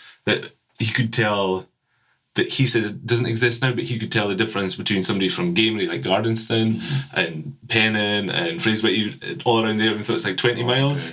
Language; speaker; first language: English; native; English